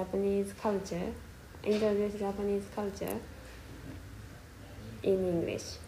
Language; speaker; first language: English; non-native, learner; Japanese